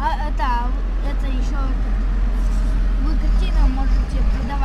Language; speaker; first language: Russian; non-native, learner; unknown